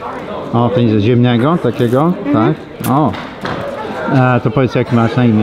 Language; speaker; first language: Polish; native; Polish